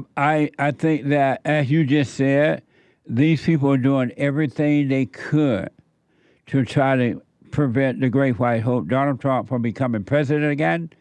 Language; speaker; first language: English; native; English